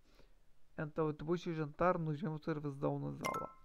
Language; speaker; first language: Portuguese; non-native, learner; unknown